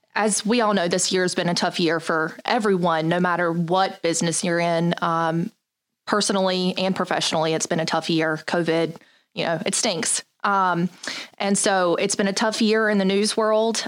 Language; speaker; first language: English; native; English